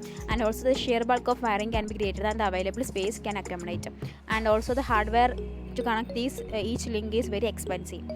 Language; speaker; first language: English; non-native, local second language; Malayalam